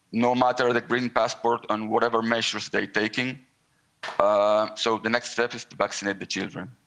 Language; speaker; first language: English; non-native, fluent; Hebrew